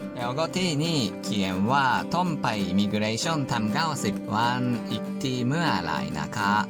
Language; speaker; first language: Thai; non-native, learner; Japanese